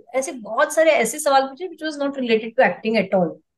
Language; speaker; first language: Hindi; non-native, local second language; Marathi